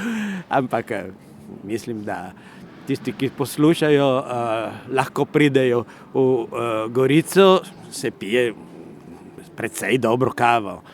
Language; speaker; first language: Slovenian; non-native, learner; Italian